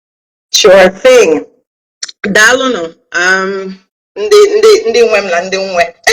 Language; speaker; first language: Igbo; early bilingual, heritage; Igbo